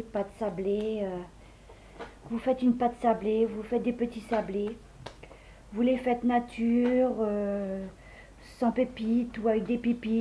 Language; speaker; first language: French; native; French